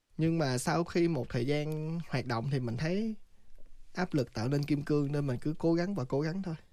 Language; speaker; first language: Vietnamese; native; Vietnamese